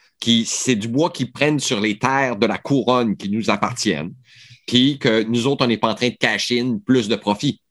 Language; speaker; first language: French; native; French